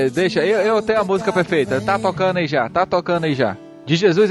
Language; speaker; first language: Portuguese; native; Portuguese